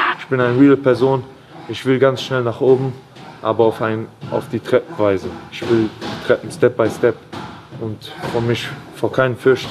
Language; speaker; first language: German; non-native, fluent; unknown